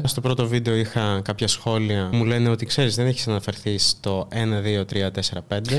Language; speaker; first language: Greek; early bilingual, other home language; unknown